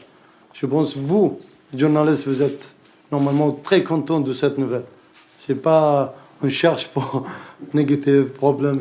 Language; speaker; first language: French; non-native, learner; Arabic